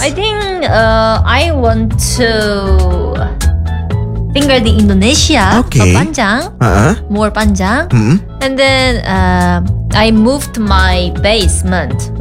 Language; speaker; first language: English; non-native, learner; Korean